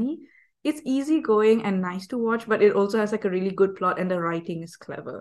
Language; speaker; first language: English; non-native, local second language; Tamil